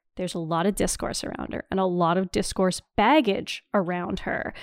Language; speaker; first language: English; native; English